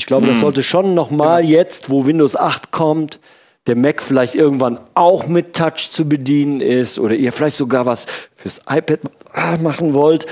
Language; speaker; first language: German; native; German